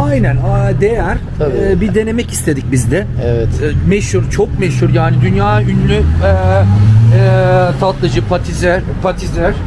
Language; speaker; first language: Turkish; early bilingual, heritage; Turkish